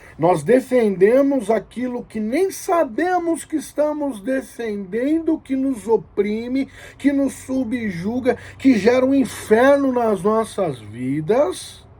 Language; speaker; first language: Portuguese; native; Portuguese